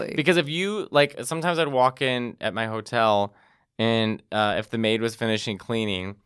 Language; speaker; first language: English; early bilingual, other home language; Spanish